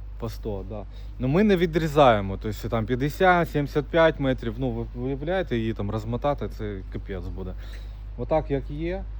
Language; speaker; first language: Ukrainian; non-native, local second language; Russian